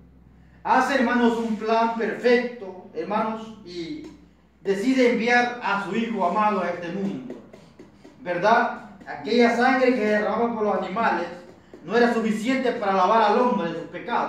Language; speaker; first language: Spanish; native; Spanish